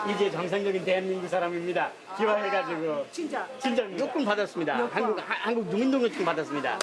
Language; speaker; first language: Korean; non-native, fluent; Bangla